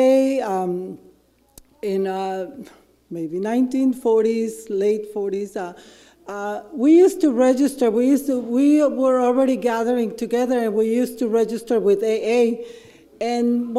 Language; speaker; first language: English; non-native, fluent; Spanish